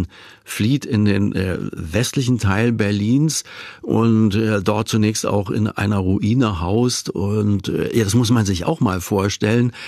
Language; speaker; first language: German; native; German